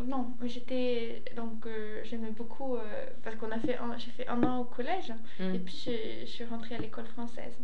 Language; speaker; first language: French; non-native, fluent; Swedish